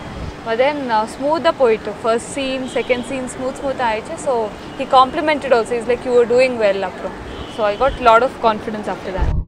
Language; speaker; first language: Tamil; non-native, learner; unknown